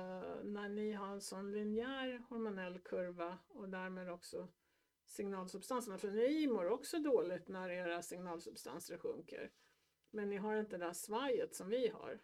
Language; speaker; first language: Swedish; native; Swedish